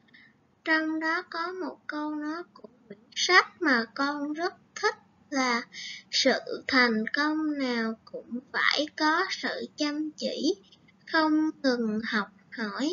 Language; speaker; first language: Vietnamese; native; Vietnamese